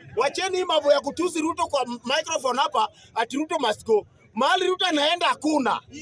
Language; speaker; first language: Swahili; non-native, local second language; Luo (Kenya and Tanzania)